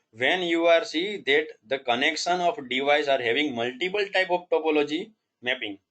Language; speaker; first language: English; non-native, local second language; Gujarati